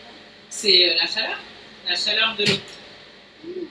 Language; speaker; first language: French; native; French